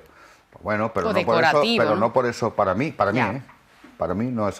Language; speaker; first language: Spanish; native; Spanish